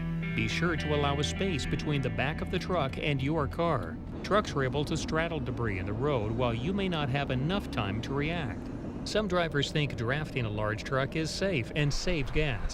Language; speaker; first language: English; native; English